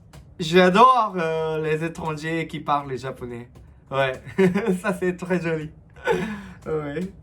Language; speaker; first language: French; non-native, learner; Japanese